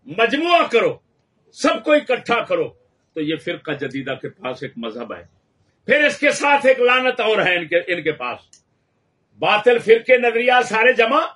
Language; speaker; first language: Urdu; non-native, local second language; Punjabi